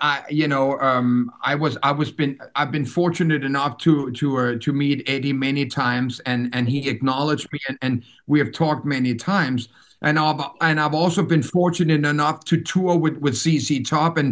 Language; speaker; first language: English; non-native, fluent; Danish